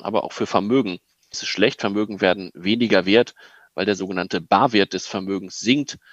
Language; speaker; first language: German; native; German